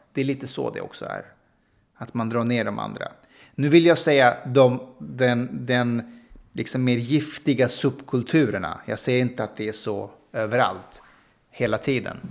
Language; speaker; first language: Swedish; early bilingual, other home language; Persian